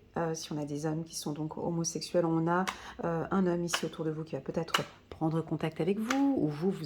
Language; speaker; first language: French; native; French